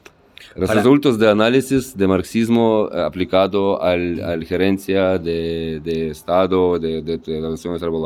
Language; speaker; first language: Spanish; non-native, fluent; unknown